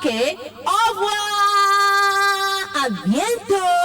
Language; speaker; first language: French; non-native, fluent; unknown